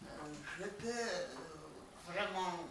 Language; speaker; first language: French; non-native, fluent; Russian